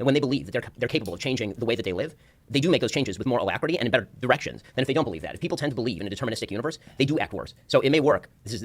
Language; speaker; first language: English; native; English